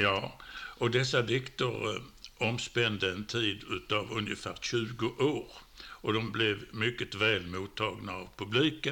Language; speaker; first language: Swedish; native; Swedish